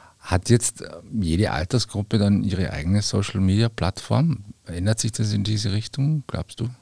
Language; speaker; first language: German; native; German